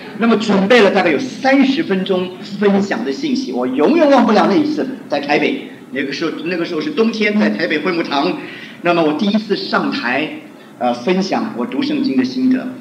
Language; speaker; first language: Chinese; non-native, local second language; Hakka Chinese